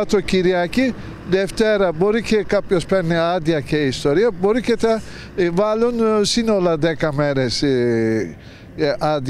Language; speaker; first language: Greek; non-native, learner; Turkish